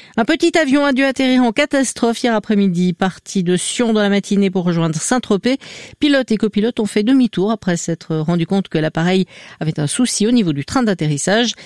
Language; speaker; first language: French; native; French